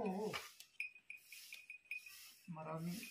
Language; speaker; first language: Filipino; non-native, learner; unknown